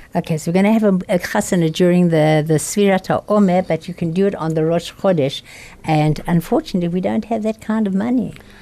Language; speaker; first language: English; native; English